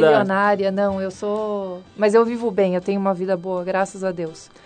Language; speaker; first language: Portuguese; native; Portuguese